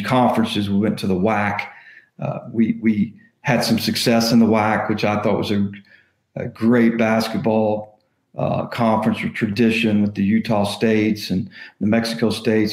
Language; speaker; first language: English; native; English